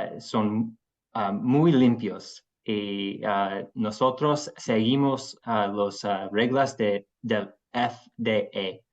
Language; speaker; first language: Spanish; non-native, fluent; English